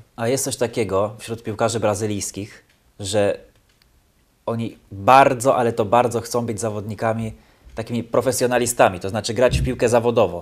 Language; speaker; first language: Polish; native; Polish